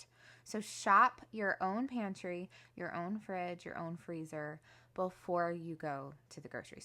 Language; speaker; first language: English; native; English